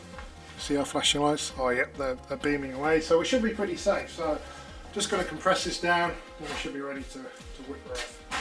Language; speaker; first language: English; native; English